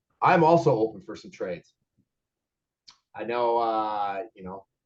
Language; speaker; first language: English; native; English